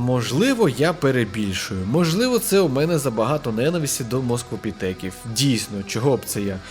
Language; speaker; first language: Ukrainian; native; Ukrainian